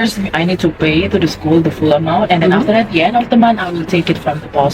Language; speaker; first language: English; non-native, fluent; Indonesian